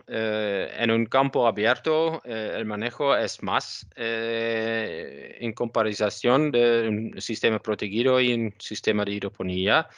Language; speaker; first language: Spanish; non-native, learner; Dutch